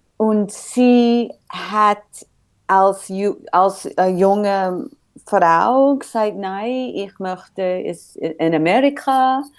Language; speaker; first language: German; early bilingual, heritage; English